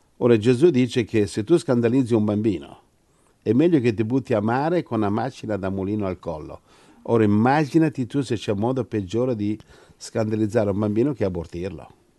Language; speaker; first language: Italian; native; Italian